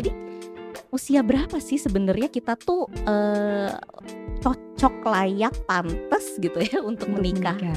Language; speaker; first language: Indonesian; native; Indonesian